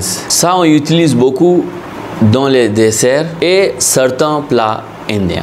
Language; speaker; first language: French; non-native, fluent; Hindi